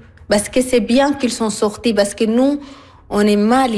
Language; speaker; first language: French; non-native, learner; Arabic